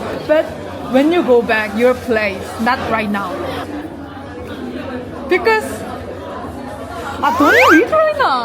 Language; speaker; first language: English; non-native, learner; Korean